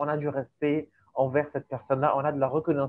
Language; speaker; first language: French; native; French